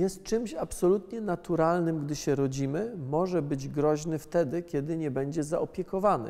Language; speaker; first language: Polish; native; Polish